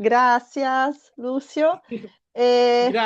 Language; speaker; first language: Spanish; non-native, fluent; Portuguese